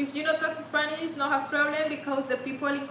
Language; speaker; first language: English; non-native, learner; Spanish